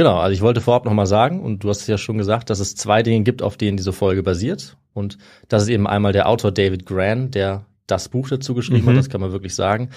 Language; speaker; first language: German; native; German